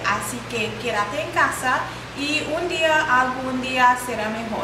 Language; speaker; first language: Spanish; non-native, learner; English